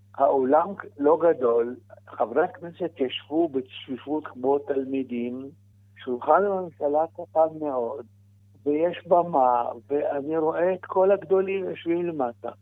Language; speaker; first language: Hebrew; non-native, fluent; Arabic